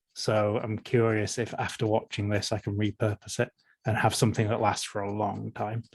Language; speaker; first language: English; native; English